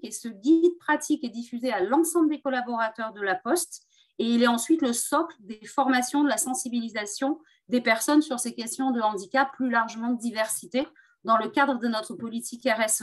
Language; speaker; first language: French; native; French